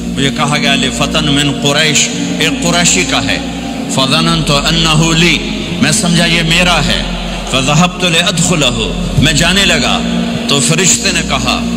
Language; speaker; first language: Urdu; non-native, local second language; Punjabi